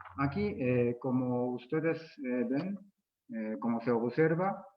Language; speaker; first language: Spanish; non-native, fluent; Japanese